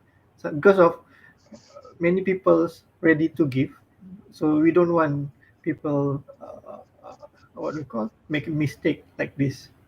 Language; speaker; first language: English; non-native, fluent; Malay